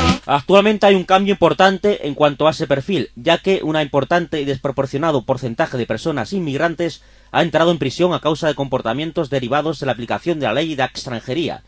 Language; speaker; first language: Spanish; native; Spanish